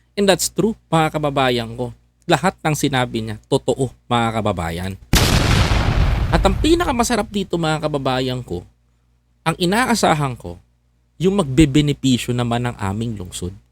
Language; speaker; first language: Filipino; native; Filipino